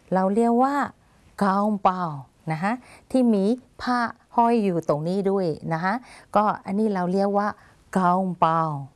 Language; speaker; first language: Thai; non-native, fluent; Burmese